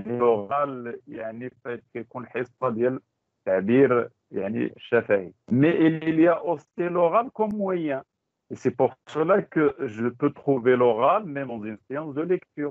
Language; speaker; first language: French; non-native, local second language; Tachelhit